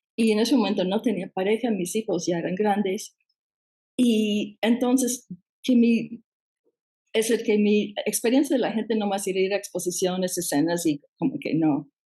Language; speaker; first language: Spanish; non-native, fluent; English